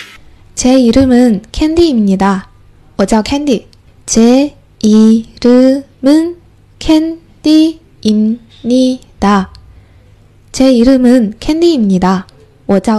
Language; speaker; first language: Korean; non-native, fluent; Chinese